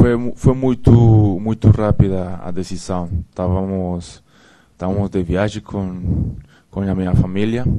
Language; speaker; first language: Portuguese; non-native, fluent; Spanish